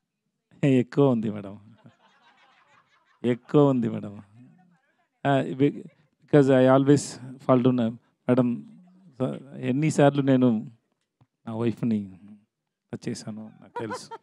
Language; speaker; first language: Telugu; non-native, learner; Tamil